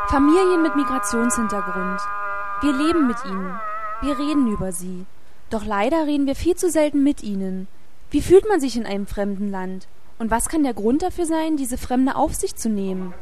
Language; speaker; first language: German; native; German